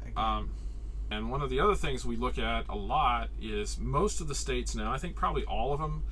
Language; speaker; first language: English; native; English